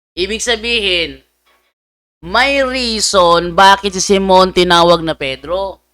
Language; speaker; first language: Filipino; non-native, local second language; Cebuano